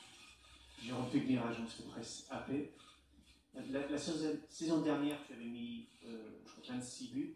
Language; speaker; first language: French; native; French